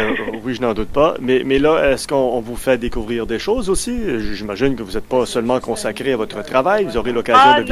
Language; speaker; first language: French; native; French